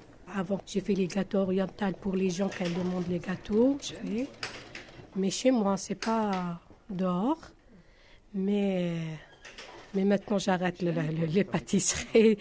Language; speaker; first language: French; non-native, learner; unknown